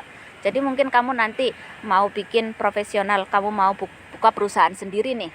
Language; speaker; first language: Indonesian; native; Indonesian